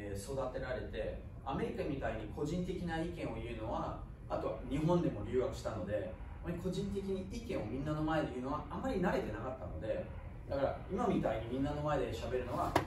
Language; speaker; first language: Japanese; non-native, fluent; German